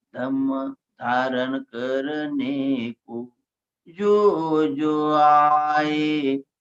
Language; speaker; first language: Hindi; non-native, local second language; Marathi